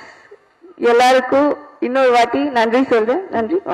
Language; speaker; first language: Tamil; non-native, fluent; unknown